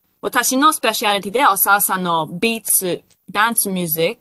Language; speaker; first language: Japanese; non-native, learner; English